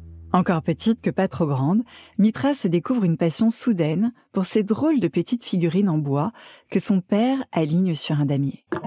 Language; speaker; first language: French; native; French